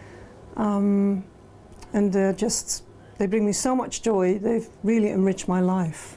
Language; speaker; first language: English; non-native, fluent; Dutch